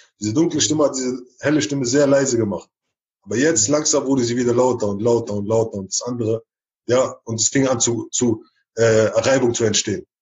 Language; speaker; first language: German; early bilingual, other home language; Chechen